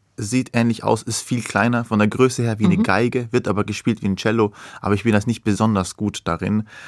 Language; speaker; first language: German; early bilingual, other home language; Persian